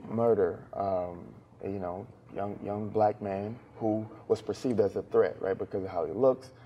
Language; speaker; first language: English; native; English